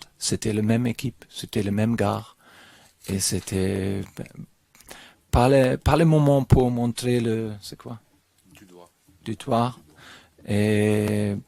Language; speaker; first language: French; non-native, learner; German